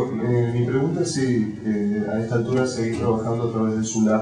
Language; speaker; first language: Spanish; native; Spanish